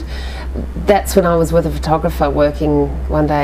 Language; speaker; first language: English; native; English